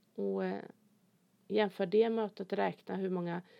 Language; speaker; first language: Swedish; native; Swedish